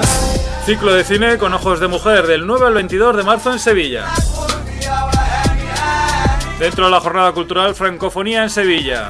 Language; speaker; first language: Spanish; native; Spanish